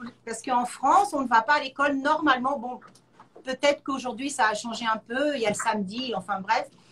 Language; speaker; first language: French; native; French